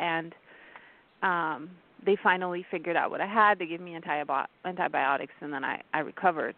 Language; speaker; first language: English; non-native, fluent; French